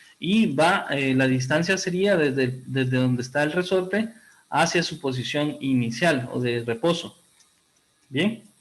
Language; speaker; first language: Spanish; native; Spanish